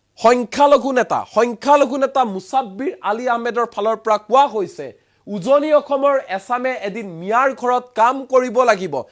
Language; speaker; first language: Assamese; native; Assamese